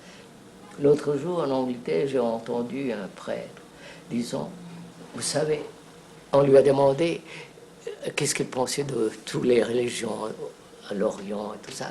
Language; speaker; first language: French; non-native, fluent; Telugu